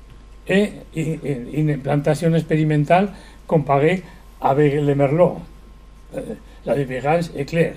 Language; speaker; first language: French; non-native, learner; Spanish